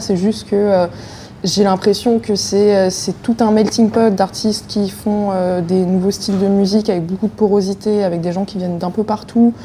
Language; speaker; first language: French; native; French